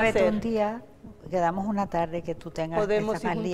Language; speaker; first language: Spanish; native; Spanish